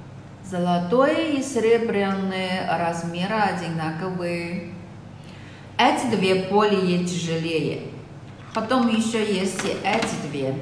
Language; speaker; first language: Russian; non-native, learner; Chinese